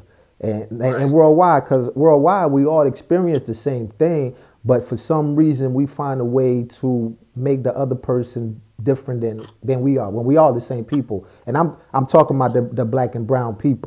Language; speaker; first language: English; native; English